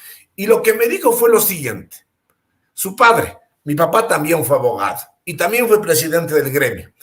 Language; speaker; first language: Spanish; native; Spanish